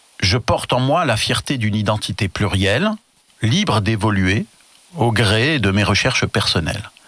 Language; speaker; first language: French; native; French